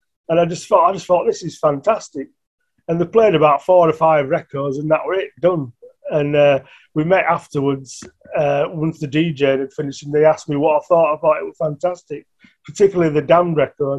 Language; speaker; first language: English; native; English